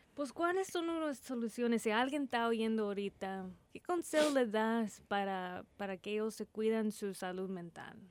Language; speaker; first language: Spanish; early bilingual, heritage; Spanish